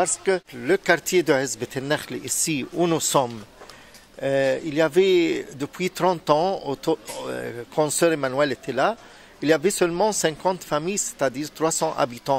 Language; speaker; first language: French; non-native, fluent; Arabic